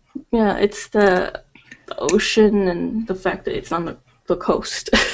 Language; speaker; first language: English; native; English